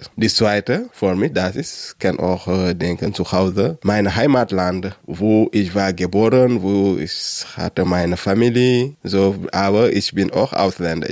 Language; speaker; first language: German; non-native, learner; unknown